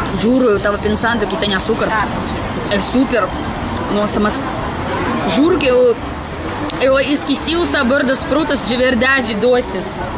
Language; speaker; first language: Portuguese; non-native, learner; Russian